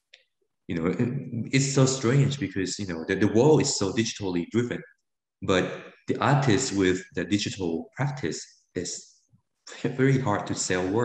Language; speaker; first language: English; non-native, fluent; Thai